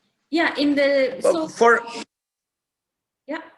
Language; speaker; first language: English; non-native, fluent; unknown